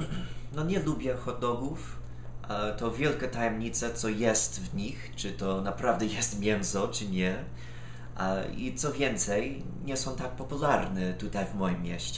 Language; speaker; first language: Polish; non-native, fluent; English